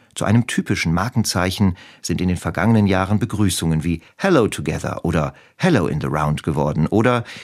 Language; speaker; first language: German; native; German